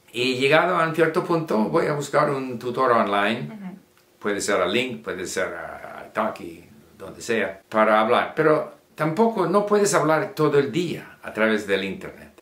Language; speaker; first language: Spanish; non-native, fluent; English